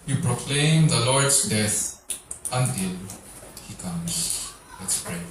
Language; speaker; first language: English; non-native, local second language; Filipino